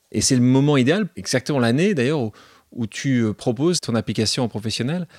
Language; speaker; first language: French; native; French